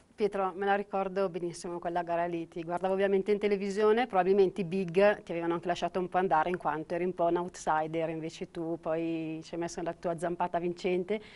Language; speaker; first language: Italian; native; Italian